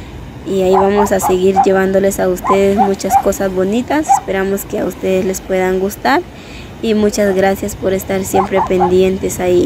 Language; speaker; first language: Spanish; native; Spanish